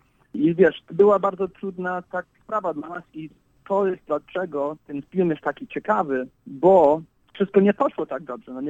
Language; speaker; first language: Polish; early bilingual, heritage; English